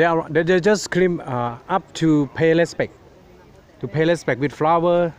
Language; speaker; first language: English; non-native, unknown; Thai